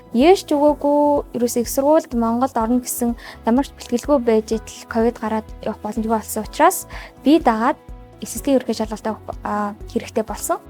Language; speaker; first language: Mongolian; native; Mongolian